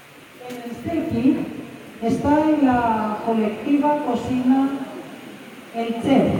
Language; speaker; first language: Spanish; non-native, fluent; Greek